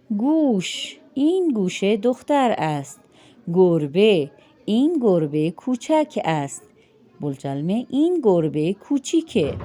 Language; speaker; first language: Persian; non-native, fluent; Urdu